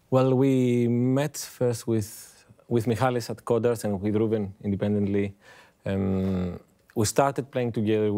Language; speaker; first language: English; non-native, fluent; Greek